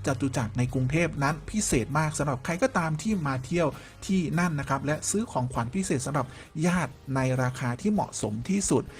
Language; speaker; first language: Thai; native; Thai